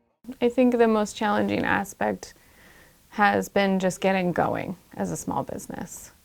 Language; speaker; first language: English; native; English